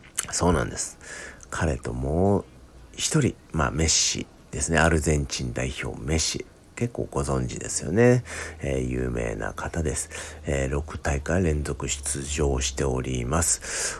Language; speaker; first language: Japanese; native; Japanese